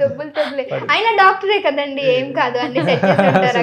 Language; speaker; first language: Telugu; native; Telugu